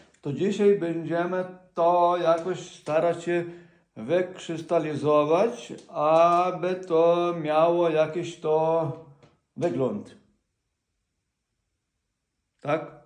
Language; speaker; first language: Polish; non-native, fluent; Ukrainian